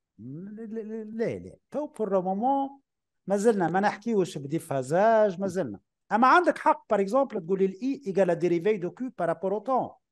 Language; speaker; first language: French; non-native, local second language; Arabic